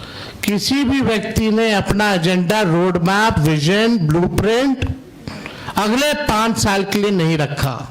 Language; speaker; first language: Hindi; native; Hindi